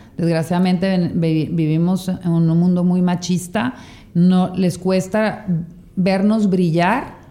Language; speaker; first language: Spanish; native; Spanish